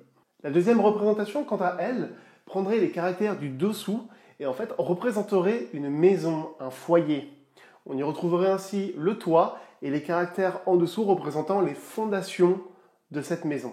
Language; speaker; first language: French; native; French